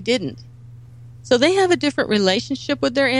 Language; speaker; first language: English; native; English